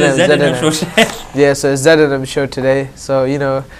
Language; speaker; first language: English; native; English